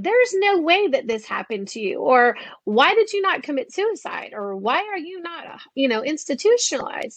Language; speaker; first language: English; native; English